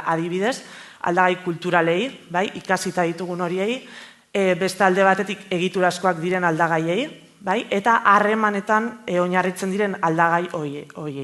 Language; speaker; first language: Basque; native; Basque